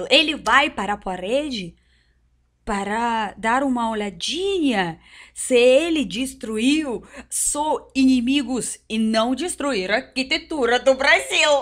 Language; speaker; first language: Portuguese; non-native, learner; Russian